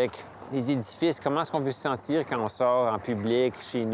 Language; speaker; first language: French; native; French